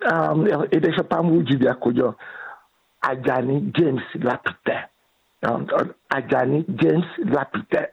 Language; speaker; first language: Hungarian; non-native, learner; Yoruba